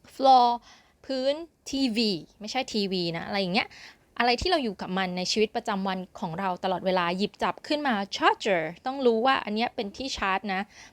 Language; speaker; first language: Thai; native; Thai